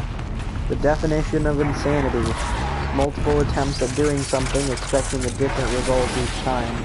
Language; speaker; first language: English; native; English